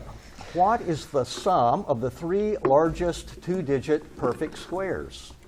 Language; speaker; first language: English; native; English